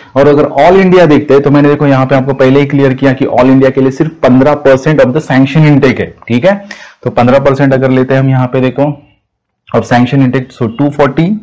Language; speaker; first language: Hindi; non-native, local second language; Marathi